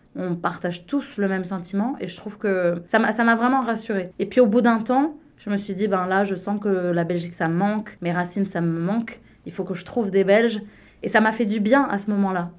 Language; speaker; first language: French; native; French